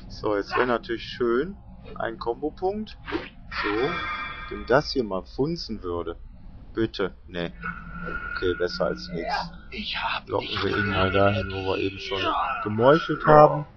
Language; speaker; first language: German; native; German